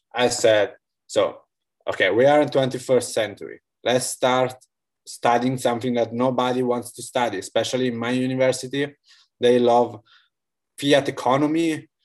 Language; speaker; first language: English; non-native, fluent; Italian